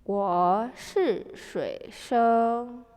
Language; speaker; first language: Chinese; non-native, fluent; Indonesian